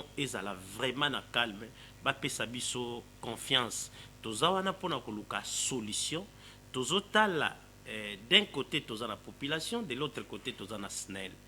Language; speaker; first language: Lingala; non-native, local second language; Kongo